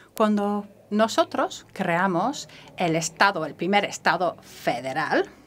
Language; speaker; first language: Spanish; non-native, fluent; French